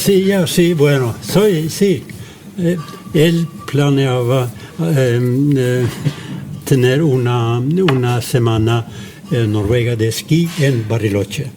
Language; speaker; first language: Spanish; non-native, fluent; Norwegian